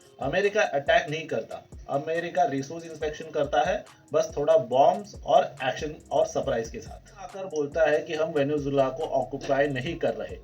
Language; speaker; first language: Hindi; native; Hindi